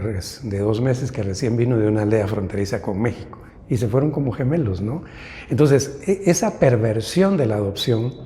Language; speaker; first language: Spanish; native; Spanish